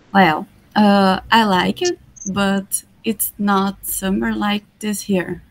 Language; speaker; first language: English; non-native, learner; Portuguese